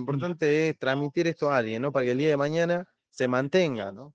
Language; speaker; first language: Spanish; native; Spanish